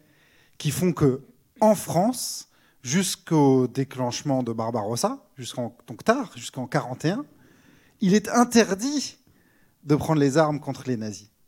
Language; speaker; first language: French; native; French